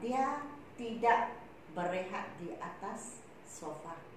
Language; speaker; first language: Malay; non-native, local second language; Chinese